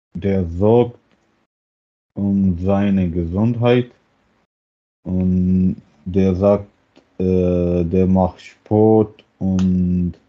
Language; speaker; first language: German; non-native, learner; Hindi